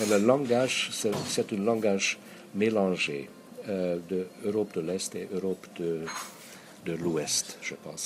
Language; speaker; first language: French; non-native, fluent; Hungarian